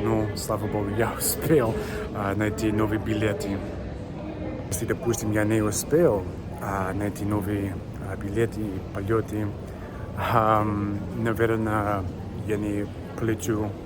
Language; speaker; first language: Russian; non-native, learner; English